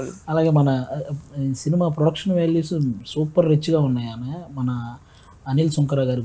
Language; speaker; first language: Telugu; native; Telugu